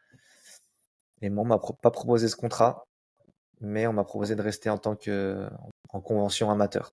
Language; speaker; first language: French; native; French